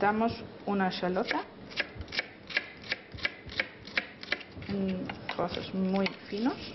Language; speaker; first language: Spanish; non-native, fluent; German